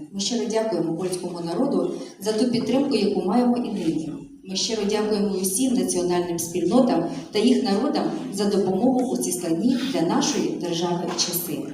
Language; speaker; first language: Ukrainian; native; Ukrainian